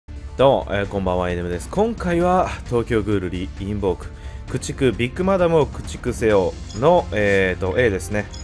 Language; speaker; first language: Japanese; native; Japanese